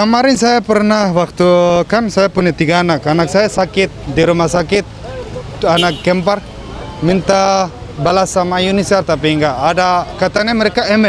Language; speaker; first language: Indonesian; early bilingual, other home language; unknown